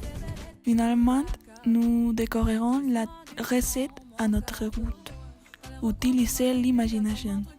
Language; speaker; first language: French; non-native, learner; Spanish